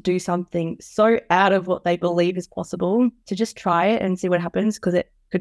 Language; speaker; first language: English; native; English